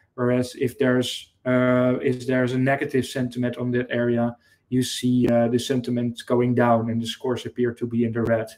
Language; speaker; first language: English; non-native, fluent; Dutch